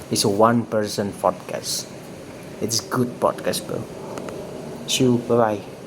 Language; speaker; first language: English; non-native, learner; Indonesian